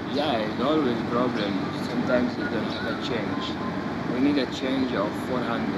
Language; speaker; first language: English; non-native, learner; Arabic